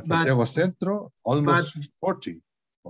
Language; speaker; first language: English; non-native, learner; Spanish